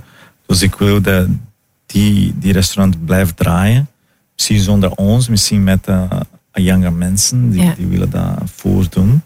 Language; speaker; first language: Dutch; non-native, fluent; Portuguese